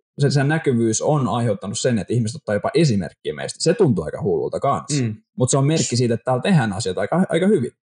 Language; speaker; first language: Finnish; native; Finnish